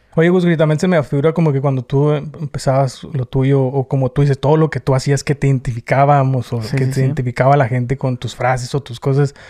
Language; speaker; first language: Spanish; native; Spanish